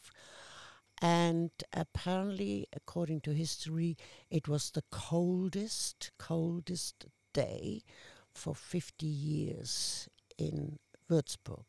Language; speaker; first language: English; non-native, fluent; German